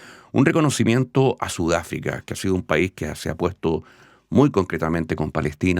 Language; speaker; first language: Spanish; native; Spanish